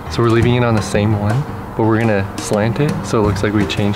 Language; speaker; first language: English; native; English